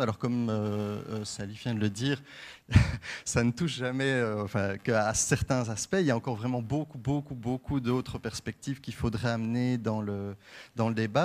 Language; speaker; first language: French; native; French